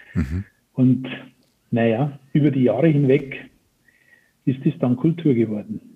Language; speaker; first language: German; native; German